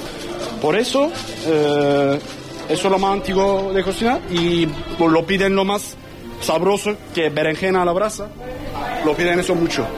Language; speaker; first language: Spanish; non-native, learner; Turkish